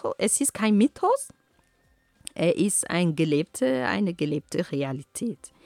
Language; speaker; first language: German; non-native, fluent; Ghomala